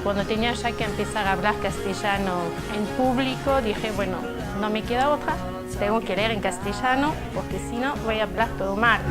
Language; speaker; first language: Spanish; non-native, fluent; French